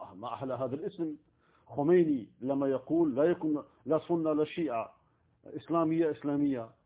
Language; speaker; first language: Arabic; non-native, local second language; Baluchi